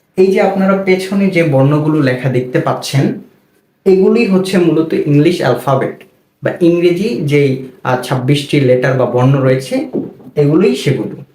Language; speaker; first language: Bangla; native; Bangla